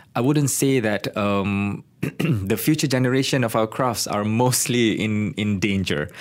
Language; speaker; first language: English; non-native, local second language; Malay